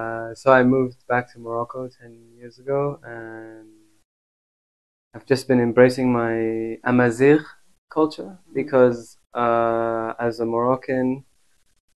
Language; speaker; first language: English; native; English